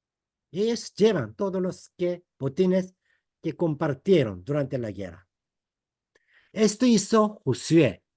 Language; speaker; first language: Spanish; non-native, fluent; Korean